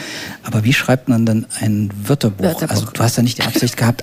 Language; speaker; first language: German; native; German